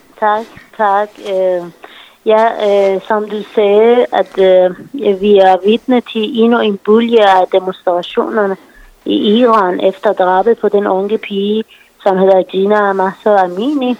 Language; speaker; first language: Danish; non-native, fluent; Persian